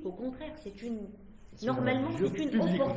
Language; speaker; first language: French; non-native, local second language; Arabic